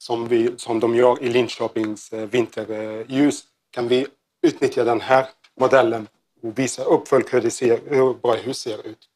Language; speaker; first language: Swedish; non-native, learner; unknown